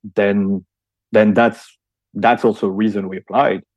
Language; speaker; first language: English; non-native, fluent; French